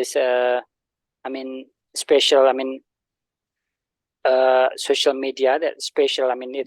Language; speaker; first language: English; non-native, learner; Indonesian